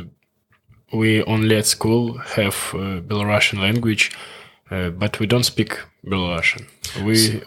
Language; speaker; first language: English; non-native, learner; Russian